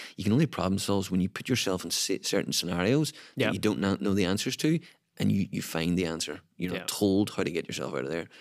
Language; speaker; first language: English; native; English